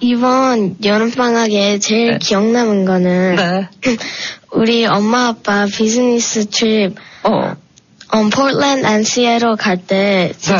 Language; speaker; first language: Korean; early bilingual, heritage; Korean